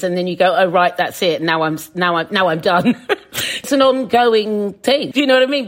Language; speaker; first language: English; native; English